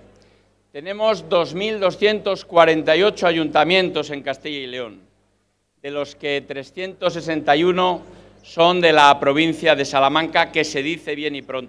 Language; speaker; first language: Spanish; native; Spanish